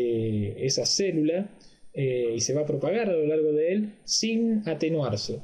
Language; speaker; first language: Spanish; native; Spanish